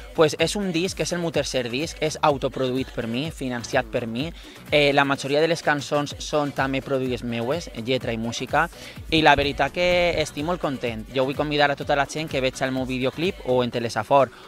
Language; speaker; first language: Catalan; native; Catalan